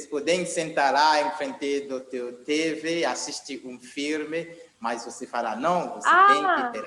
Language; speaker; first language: Portuguese; non-native, fluent; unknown